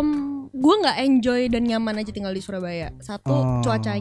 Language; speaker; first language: Indonesian; native; Indonesian